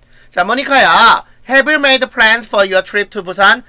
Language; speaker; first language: English; non-native, fluent; Korean